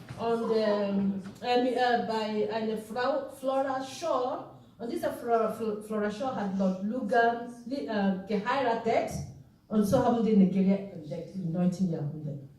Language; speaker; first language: German; non-native, fluent; Igbo